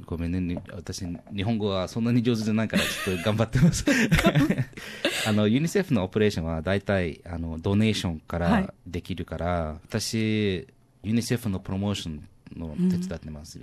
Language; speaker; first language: Japanese; non-native, learner; English